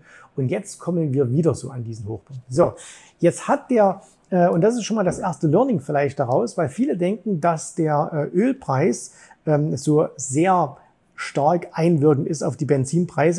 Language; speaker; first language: German; native; German